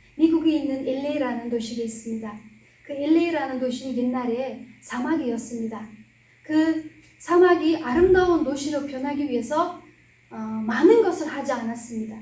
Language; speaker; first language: Korean; non-native, fluent; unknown